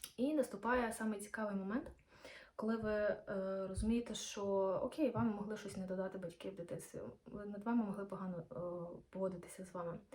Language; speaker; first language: Ukrainian; non-native, local second language; Russian